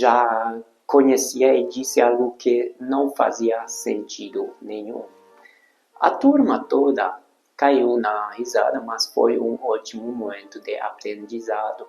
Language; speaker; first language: Portuguese; non-native, fluent; Hungarian